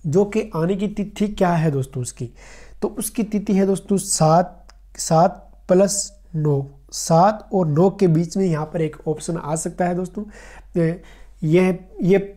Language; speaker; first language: Hindi; native; Hindi